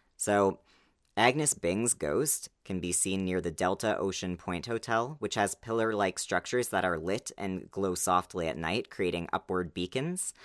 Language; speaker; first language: English; native; English